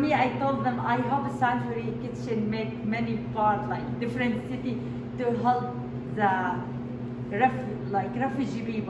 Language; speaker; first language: English; non-native, learner; Arabic